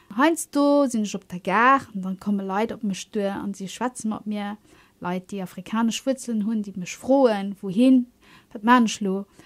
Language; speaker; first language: Luxembourgish; early bilingual, other home language; Kabuverdianu